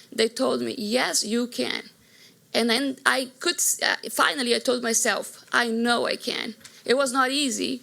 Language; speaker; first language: English; non-native, fluent; Portuguese